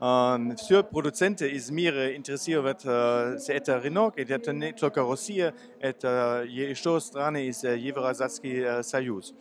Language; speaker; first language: Russian; non-native, learner; German